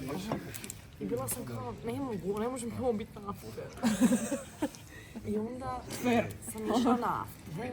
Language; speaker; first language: Croatian; native; Croatian